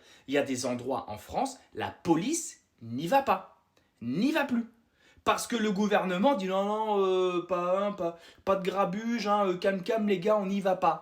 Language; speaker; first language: French; native; French